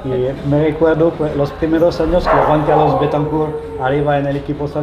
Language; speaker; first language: Spanish; non-native, learner; French